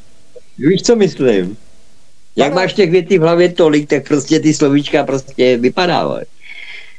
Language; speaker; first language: Czech; native; Czech